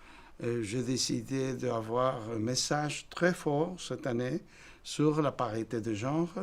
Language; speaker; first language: French; non-native, fluent; Spanish